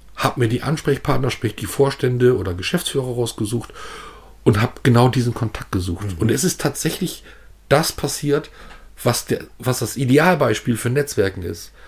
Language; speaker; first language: German; native; German